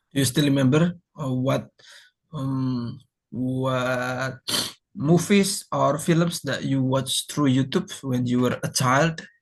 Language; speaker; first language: English; non-native, fluent; Indonesian